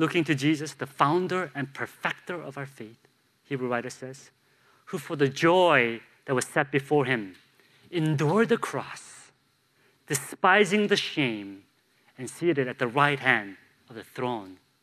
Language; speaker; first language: English; native; English